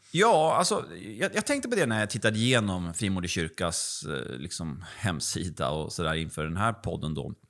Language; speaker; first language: Swedish; native; Swedish